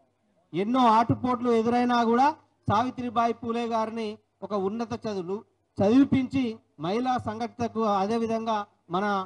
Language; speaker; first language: Telugu; native; Telugu